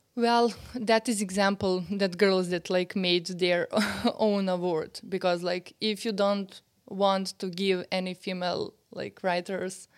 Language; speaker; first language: English; non-native, fluent; Serbian